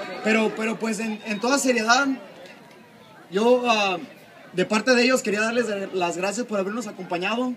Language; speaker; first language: Spanish; early bilingual, heritage; Spanish